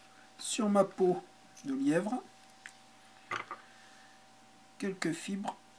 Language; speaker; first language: French; native; French